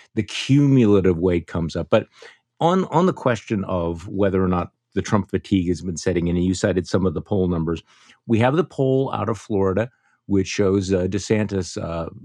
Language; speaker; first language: English; native; English